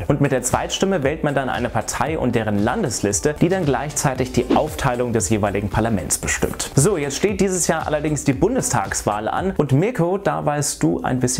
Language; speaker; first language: German; native; German